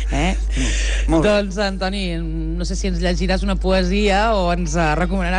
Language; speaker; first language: Catalan; native; Catalan